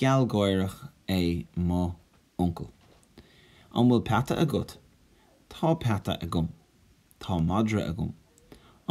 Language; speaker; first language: Irish; non-native, local second language; English